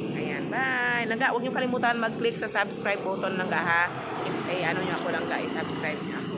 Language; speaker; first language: Filipino; non-native, local second language; Cebuano